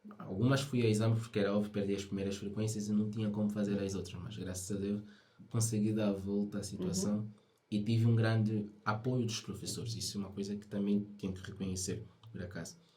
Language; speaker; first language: Portuguese; native; Portuguese